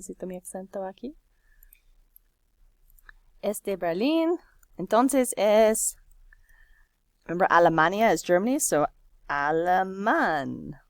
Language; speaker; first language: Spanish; non-native, fluent; English